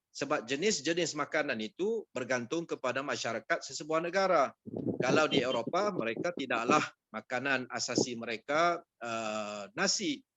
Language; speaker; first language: Malay; native; Malay